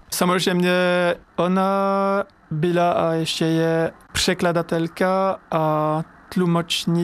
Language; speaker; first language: Czech; non-native, fluent; French